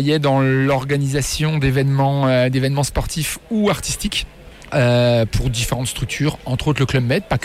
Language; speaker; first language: French; native; French